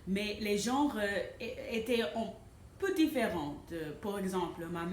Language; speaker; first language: French; non-native, fluent; English